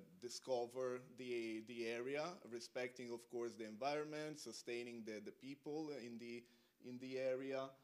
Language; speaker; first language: English; non-native, fluent; Italian